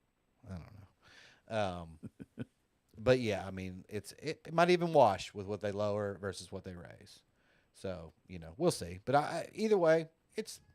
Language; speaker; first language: English; native; English